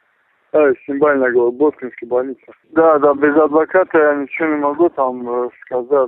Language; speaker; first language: Russian; non-native, learner; Tajik